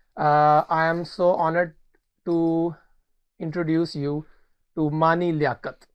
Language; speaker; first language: Urdu; non-native, local second language; Punjabi